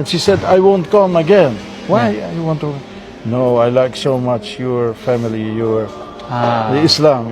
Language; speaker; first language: English; non-native, learner; Dutch